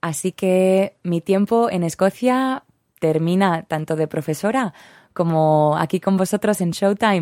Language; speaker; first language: Spanish; native; Spanish